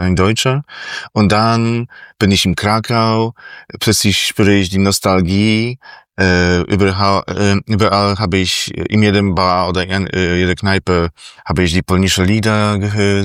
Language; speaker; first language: German; non-native, fluent; Polish